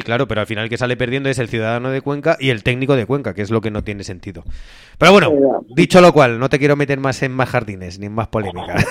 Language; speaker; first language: Spanish; native; Spanish